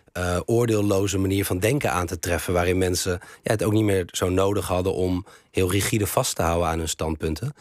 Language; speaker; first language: Dutch; native; Dutch